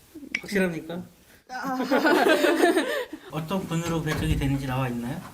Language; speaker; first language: Korean; native; Korean